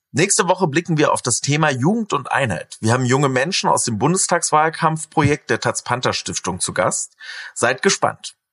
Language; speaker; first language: German; native; German